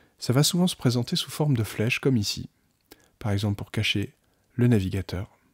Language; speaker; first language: French; native; French